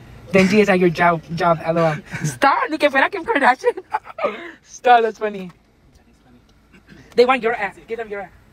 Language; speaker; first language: English; early bilingual, other home language; Spanish